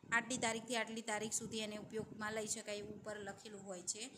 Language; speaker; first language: Hindi; non-native, local second language; Gujarati